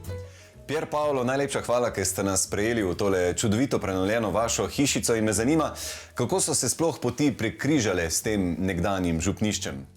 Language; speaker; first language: Slovenian; native; Slovenian